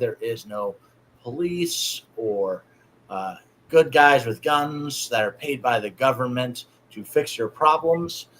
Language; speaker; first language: English; native; English